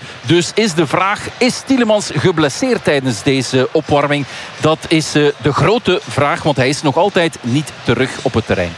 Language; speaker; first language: Dutch; native; Dutch